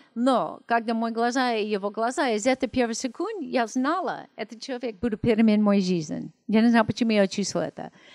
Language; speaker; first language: Russian; non-native, learner; English